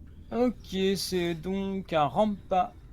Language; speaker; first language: French; native; French